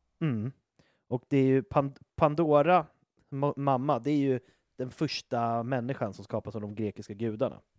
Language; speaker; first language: Swedish; native; Swedish